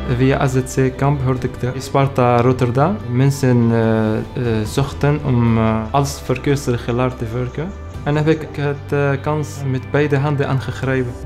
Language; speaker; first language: Dutch; non-native, learner; Arabic